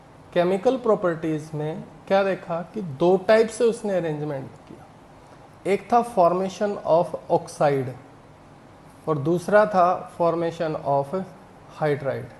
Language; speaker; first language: Hindi; native; Hindi